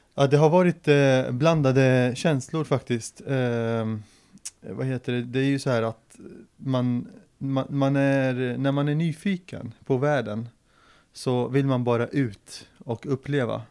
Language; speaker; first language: Swedish; early bilingual, other home language; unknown